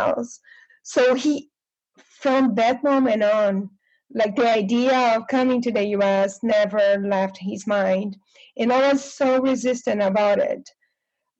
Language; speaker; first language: English; non-native, fluent; Portuguese